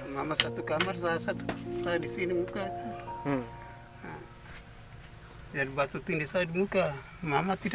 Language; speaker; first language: Indonesian; non-native, local second language; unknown